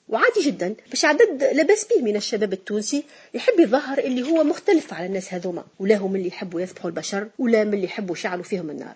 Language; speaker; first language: Arabic; native; Arabic